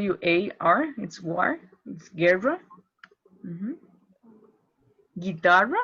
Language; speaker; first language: English; non-native, fluent; Spanish